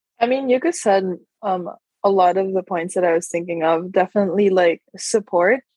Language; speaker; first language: English; non-native, local second language; Filipino